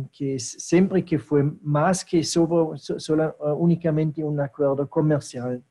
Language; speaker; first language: Spanish; non-native, fluent; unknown